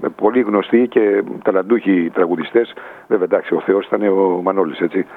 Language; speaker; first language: Greek; native; Greek